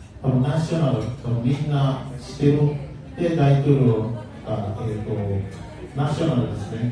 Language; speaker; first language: Japanese; non-native, learner; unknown